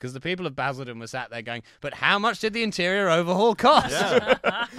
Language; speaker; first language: English; native; English